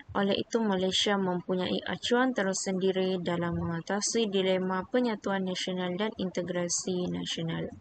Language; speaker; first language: Malay; native; Malay